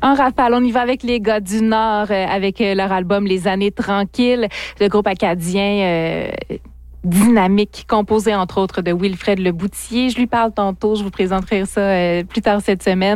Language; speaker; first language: French; native; French